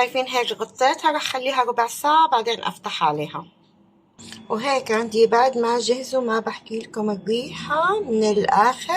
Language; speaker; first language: Arabic; native; Arabic